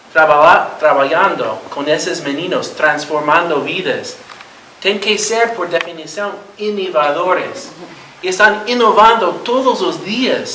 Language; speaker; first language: Portuguese; non-native, learner; Spanish